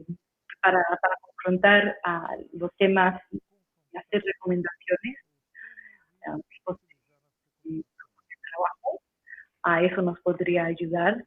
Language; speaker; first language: Spanish; non-native, fluent; English